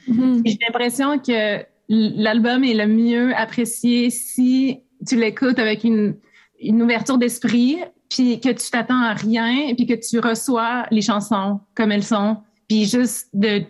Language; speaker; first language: French; native; French